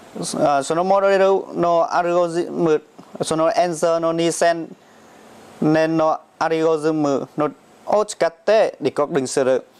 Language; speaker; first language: Japanese; non-native, learner; Vietnamese